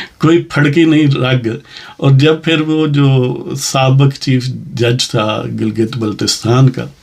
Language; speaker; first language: Urdu; non-native, local second language; Punjabi